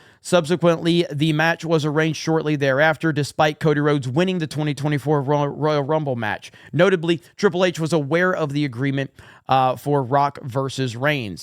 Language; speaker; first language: English; native; English